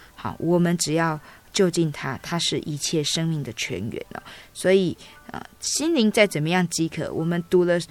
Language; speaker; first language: Chinese; native; Chinese